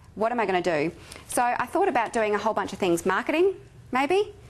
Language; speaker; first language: English; native; English